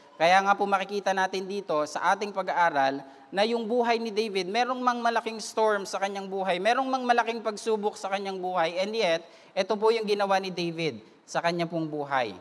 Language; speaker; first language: Filipino; native; Filipino